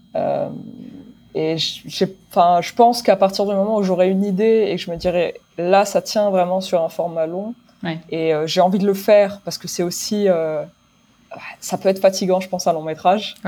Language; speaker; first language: French; non-native, local second language; Arabic